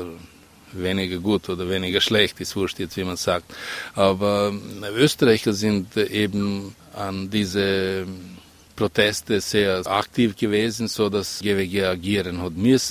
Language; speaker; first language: German; non-native, fluent; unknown